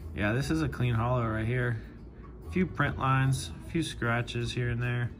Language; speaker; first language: English; native; English